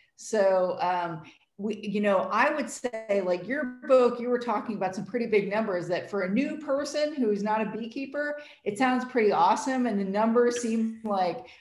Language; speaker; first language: English; native; English